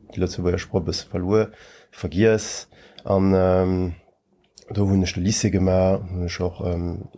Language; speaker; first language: French; native; French